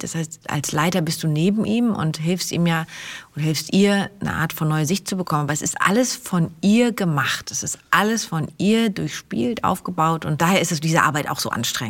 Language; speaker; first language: German; native; German